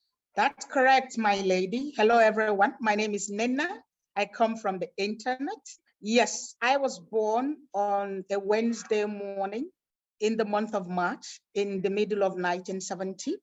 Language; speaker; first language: English; non-native, local second language; Igbo